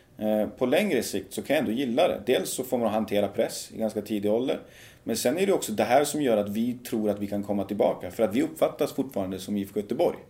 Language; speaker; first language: Swedish; early bilingual, other home language; Persian